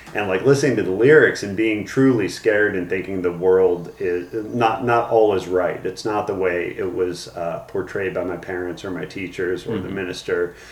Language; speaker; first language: English; native; English